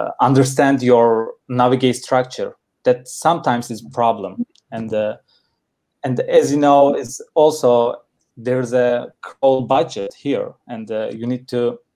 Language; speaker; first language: English; non-native, learner; Turkish